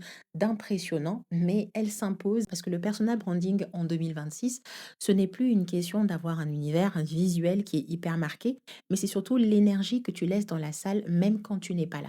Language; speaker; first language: French; native; French